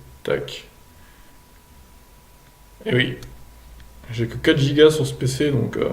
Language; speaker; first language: French; native; French